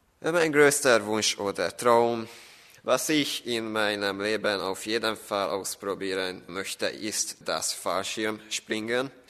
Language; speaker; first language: German; non-native, fluent; Hungarian